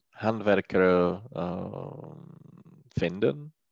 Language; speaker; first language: German; non-native, learner; Czech